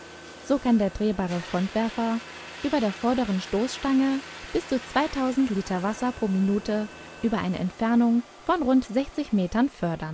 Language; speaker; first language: German; native; German